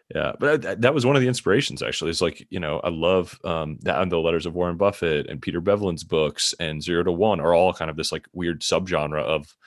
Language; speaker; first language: English; native; English